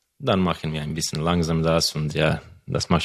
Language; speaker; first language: German; non-native, learner; Croatian